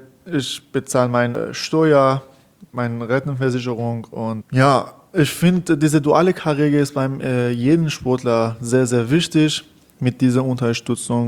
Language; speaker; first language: German; non-native, learner; Persian